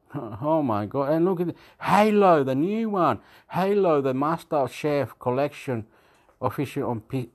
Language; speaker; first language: English; non-native, fluent; Spanish